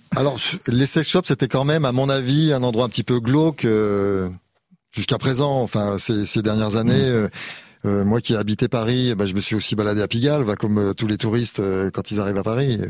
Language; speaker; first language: French; native; French